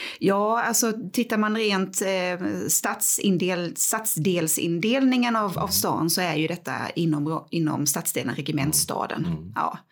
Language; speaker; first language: Swedish; native; Swedish